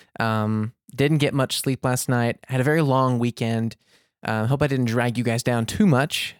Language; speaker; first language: English; native; English